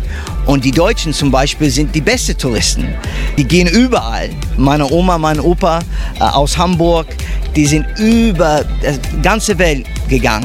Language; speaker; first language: German; non-native, fluent; English